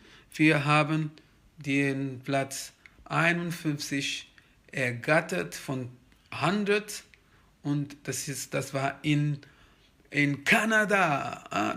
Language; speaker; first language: German; non-native, fluent; Kabuverdianu